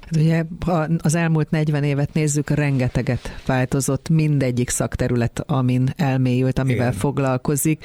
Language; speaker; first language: Hungarian; native; Hungarian